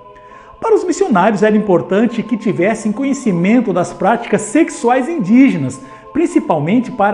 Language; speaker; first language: Portuguese; native; Portuguese